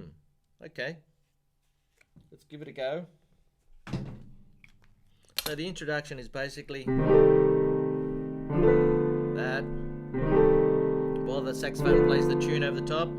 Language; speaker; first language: English; native; English